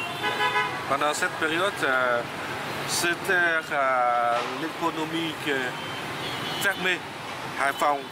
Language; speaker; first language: French; non-native, fluent; Vietnamese